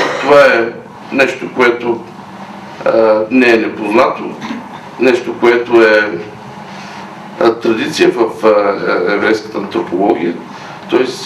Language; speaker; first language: Bulgarian; native; Bulgarian